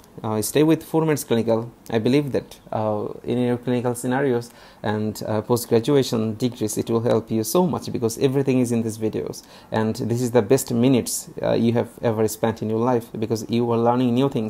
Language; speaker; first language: English; non-native, local second language; Bangla